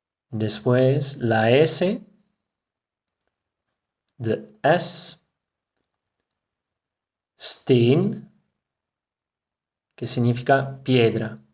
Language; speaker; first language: Spanish; non-native, fluent; Dutch